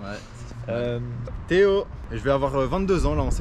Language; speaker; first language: French; native; French